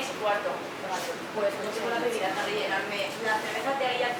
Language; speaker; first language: Spanish; native; Spanish